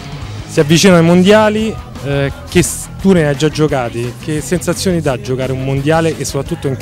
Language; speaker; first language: Italian; native; Italian